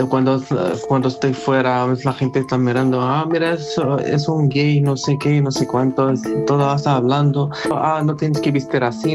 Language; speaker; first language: Spanish; non-native, learner; Arabic